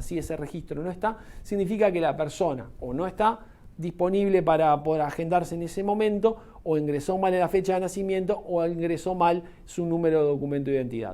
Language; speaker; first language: Spanish; native; Spanish